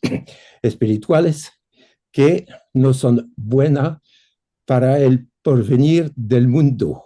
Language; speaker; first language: Spanish; non-native, fluent; French